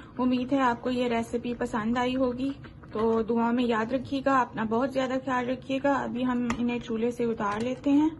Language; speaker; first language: Urdu; non-native, local second language; Punjabi